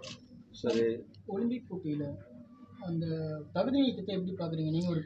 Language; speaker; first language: Tamil; native; Tamil